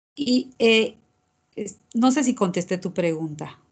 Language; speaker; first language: Spanish; native; Spanish